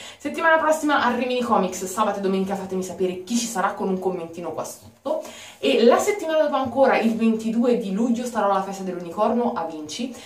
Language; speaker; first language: Italian; native; Italian